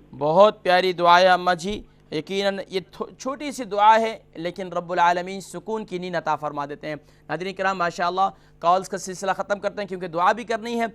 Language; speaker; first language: Urdu; native; Urdu